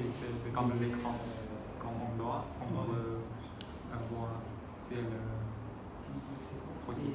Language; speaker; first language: French; non-native, learner; Khmer